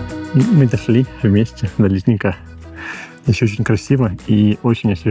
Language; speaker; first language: Russian; native; Russian